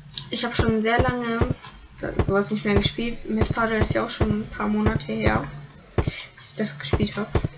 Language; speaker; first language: German; native; German